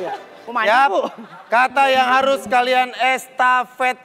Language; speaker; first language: Indonesian; native; Indonesian